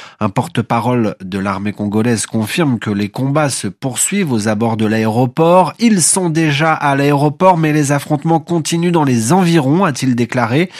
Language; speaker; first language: French; native; French